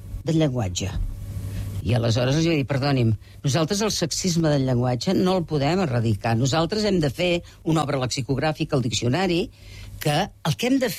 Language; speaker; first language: Catalan; native; Catalan